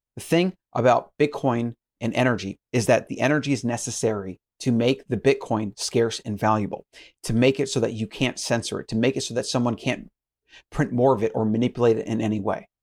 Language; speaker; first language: English; native; English